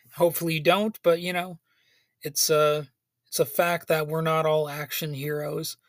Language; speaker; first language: English; native; English